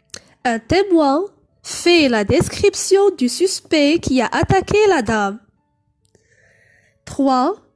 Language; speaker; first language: French; non-native, local second language; Arabic